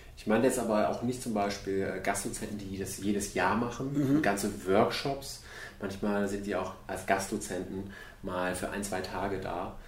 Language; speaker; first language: German; native; German